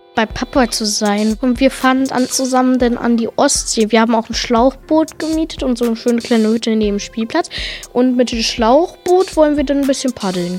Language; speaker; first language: German; native; German